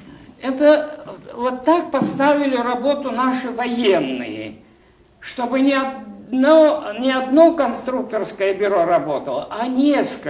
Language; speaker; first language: Russian; native; Russian